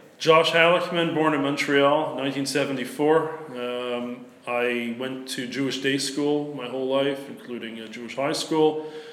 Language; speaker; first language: English; native; English